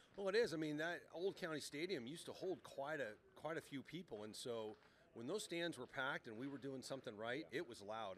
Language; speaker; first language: English; native; English